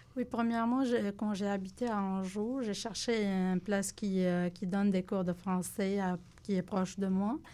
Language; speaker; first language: French; non-native, local second language; Arabic